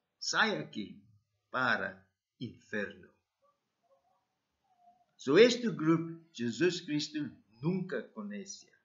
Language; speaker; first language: Portuguese; non-native, learner; English